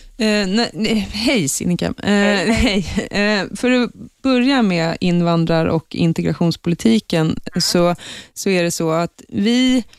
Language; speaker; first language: Swedish; native; Swedish